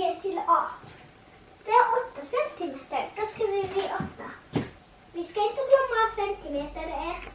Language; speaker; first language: Swedish; early bilingual, other home language; Tigrinya